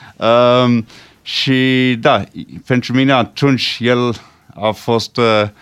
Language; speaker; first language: Romanian; non-native, fluent; English